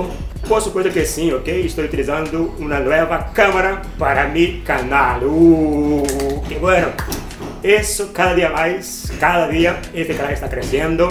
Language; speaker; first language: Spanish; non-native, fluent; Portuguese